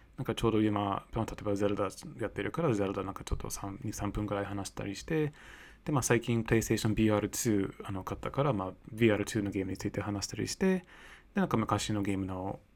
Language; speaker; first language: Japanese; non-native, fluent; English